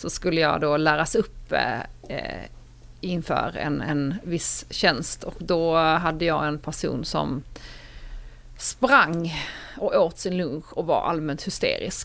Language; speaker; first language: Swedish; native; Swedish